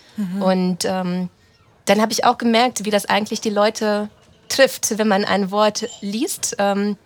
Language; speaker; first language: German; early bilingual, other home language; Romanian